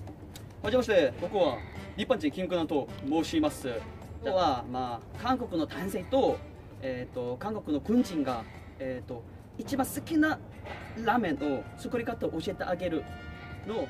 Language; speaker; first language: Japanese; non-native, learner; Korean